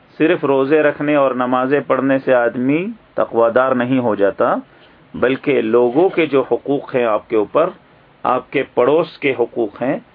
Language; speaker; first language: Urdu; native; Urdu